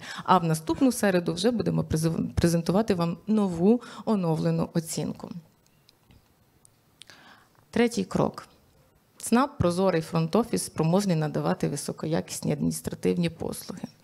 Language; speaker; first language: Ukrainian; native; Ukrainian